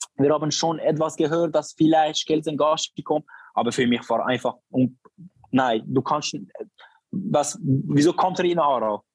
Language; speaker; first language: German; non-native, learner; Albanian